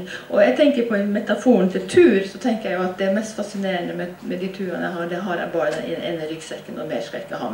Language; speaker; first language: Norwegian; native; Norwegian